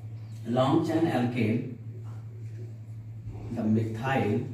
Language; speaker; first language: English; non-native, local second language; Hindi